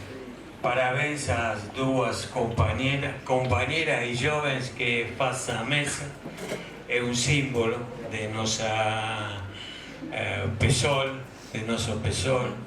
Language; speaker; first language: Portuguese; non-native, fluent; Spanish